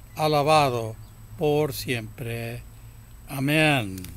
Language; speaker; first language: Spanish; early bilingual, heritage; Spanish